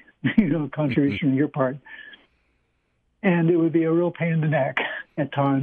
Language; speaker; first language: English; native; English